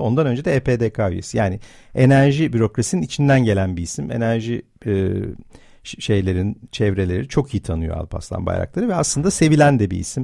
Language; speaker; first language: Turkish; native; Turkish